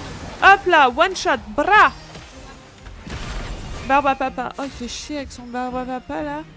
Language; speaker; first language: French; native; French